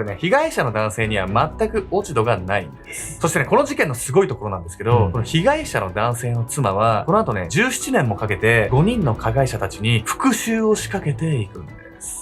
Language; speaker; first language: Japanese; native; Japanese